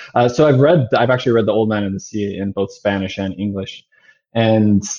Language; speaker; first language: English; native; English